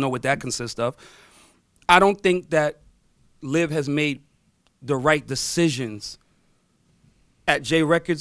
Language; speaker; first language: English; native; English